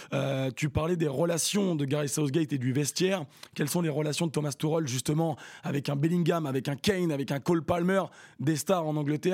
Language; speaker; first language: French; native; French